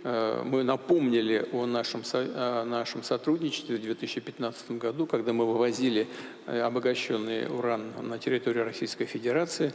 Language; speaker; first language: Russian; native; Russian